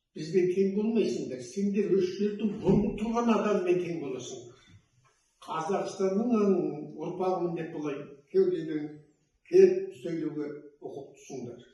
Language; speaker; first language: Kazakh; early bilingual, heritage; Kazakh